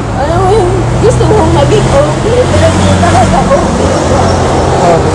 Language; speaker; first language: Filipino; non-native, local second language; Cebuano